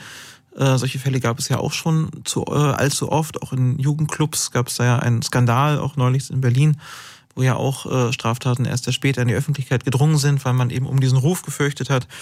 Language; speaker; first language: German; native; German